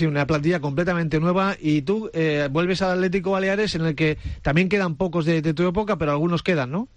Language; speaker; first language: Spanish; native; Spanish